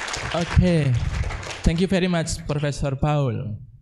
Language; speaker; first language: English; non-native, fluent; Indonesian